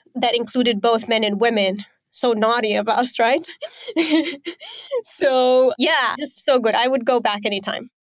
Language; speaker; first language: English; non-native, fluent; Romanian